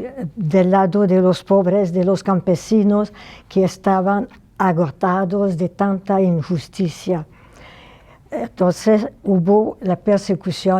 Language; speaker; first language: Spanish; non-native, fluent; French